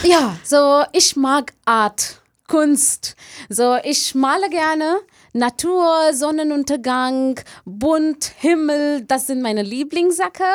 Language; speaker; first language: German; non-native, learner; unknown